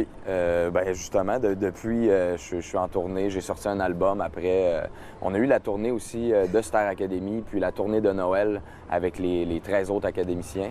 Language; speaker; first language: French; native; French